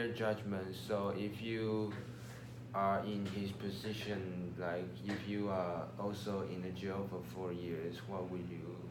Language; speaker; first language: English; non-native, learner; Chinese